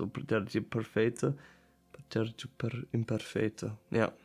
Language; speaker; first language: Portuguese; non-native, learner; German